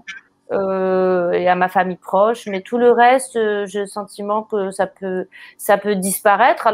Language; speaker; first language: French; native; French